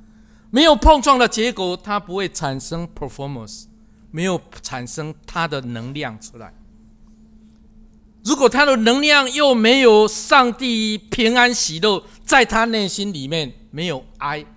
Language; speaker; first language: Chinese; non-native, local second language; Min Nan Chinese